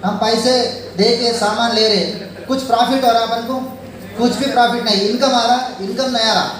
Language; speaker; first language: Hindi; non-native, local second language; Telugu